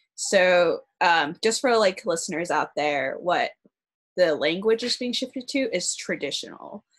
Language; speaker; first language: English; native; English